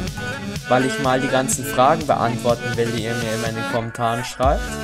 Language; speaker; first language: German; native; German